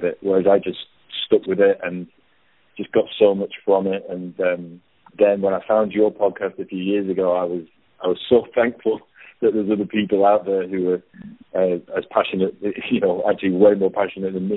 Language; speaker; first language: English; native; English